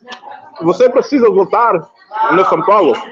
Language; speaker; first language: Portuguese; non-native, learner; English